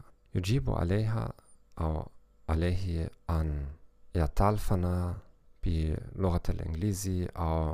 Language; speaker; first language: Arabic; non-native, learner; German